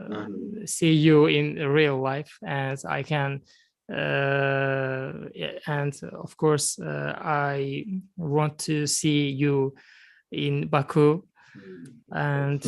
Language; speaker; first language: English; non-native, learner; Azerbaijani